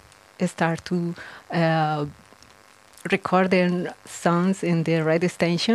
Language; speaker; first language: English; non-native, learner; Spanish